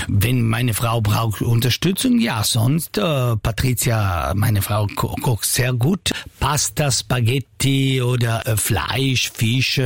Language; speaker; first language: German; non-native, learner; Italian